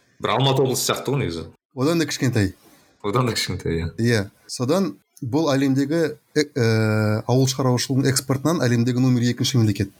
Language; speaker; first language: Kazakh; native; Kazakh